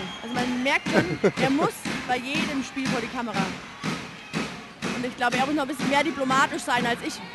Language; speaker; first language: German; native; German